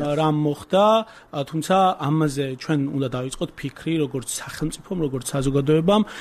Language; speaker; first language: Georgian; non-native, local second language; Azerbaijani